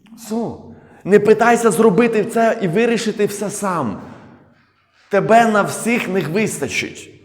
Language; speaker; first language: Ukrainian; non-native, local second language; Russian